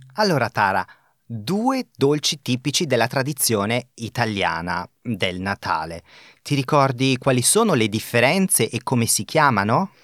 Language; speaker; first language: Italian; native; Italian